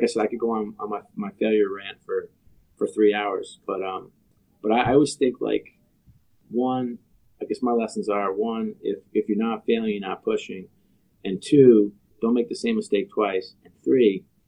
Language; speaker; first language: English; native; English